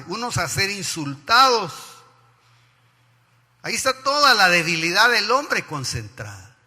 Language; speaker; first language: Spanish; native; Spanish